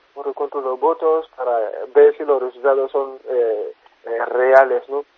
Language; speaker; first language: Spanish; non-native, fluent; French